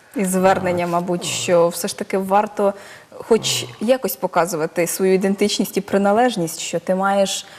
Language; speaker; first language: Ukrainian; native; Ukrainian